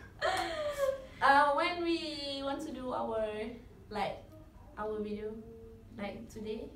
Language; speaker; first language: English; non-native, local second language; Malay